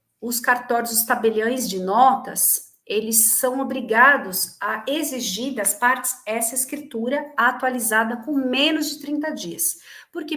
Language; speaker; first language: Portuguese; native; Portuguese